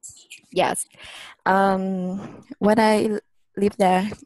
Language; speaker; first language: English; non-native, learner; Vietnamese